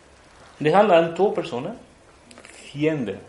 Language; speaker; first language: Swedish; non-native, fluent; Spanish